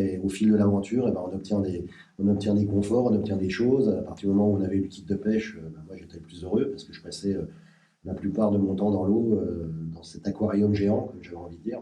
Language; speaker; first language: French; native; French